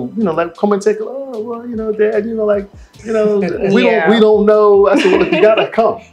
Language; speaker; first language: English; native; English